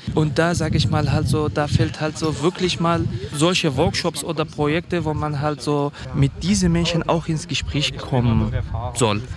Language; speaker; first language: German; non-native, fluent; Kurdish